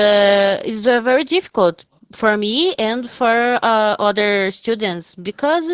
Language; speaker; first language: English; non-native, fluent; Portuguese